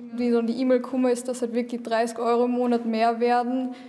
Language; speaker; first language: German; non-native, fluent; Latvian